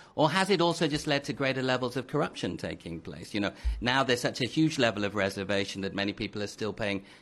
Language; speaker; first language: English; native; English